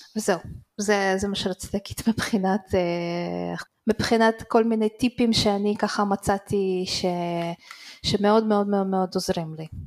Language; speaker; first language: Hebrew; early bilingual, other home language; Russian